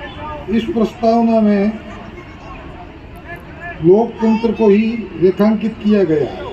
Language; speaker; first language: Hindi; native; Hindi